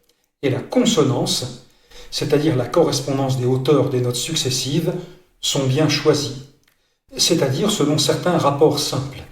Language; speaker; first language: French; native; French